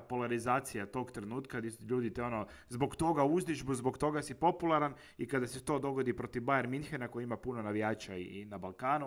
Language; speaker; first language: Croatian; native; Croatian